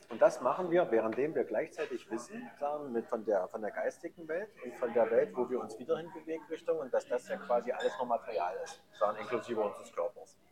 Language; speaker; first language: German; native; German